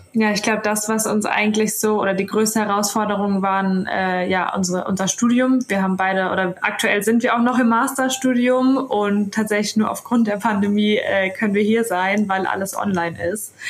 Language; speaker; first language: German; native; German